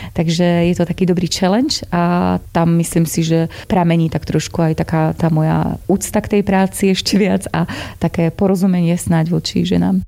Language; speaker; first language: Slovak; native; Slovak